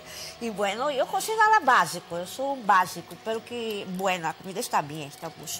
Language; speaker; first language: Spanish; non-native, fluent; Portuguese